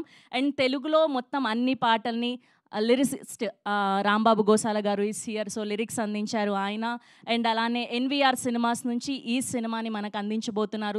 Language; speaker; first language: Telugu; native; Telugu